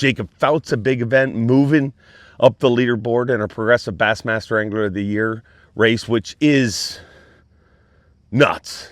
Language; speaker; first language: English; native; English